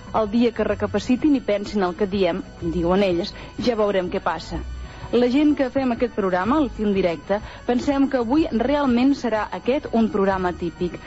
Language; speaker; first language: Catalan; native; Catalan